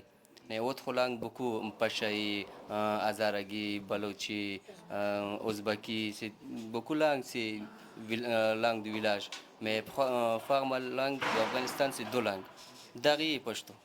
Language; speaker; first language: French; non-native, learner; Pashto